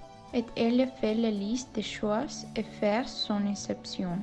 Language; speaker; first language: French; non-native, learner; Spanish